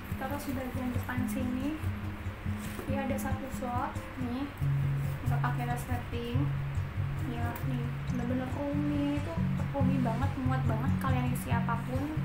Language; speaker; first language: Indonesian; non-native, local second language; Javanese